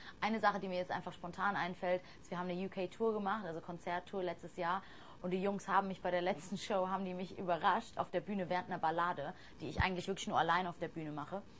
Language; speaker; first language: German; early bilingual, other home language; English